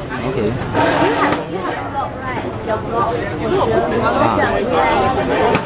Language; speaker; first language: English; non-native, local second language; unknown